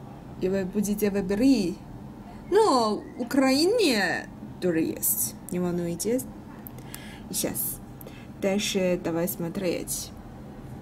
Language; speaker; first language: Russian; non-native, learner; Chinese